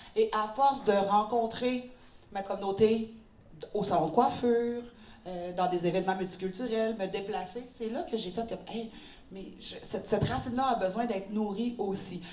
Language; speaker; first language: French; native; French